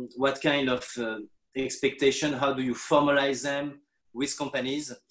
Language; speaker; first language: English; non-native, fluent; French